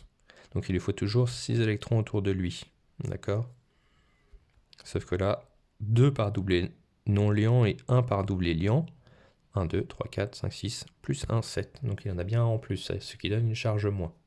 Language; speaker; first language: French; native; French